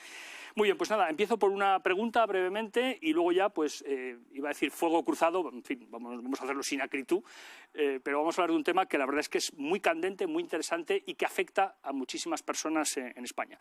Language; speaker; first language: Spanish; native; Spanish